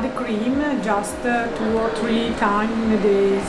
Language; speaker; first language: English; non-native, learner; Italian